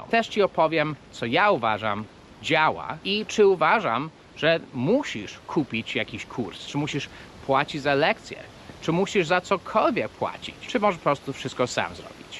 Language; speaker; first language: Polish; early bilingual, heritage; Polish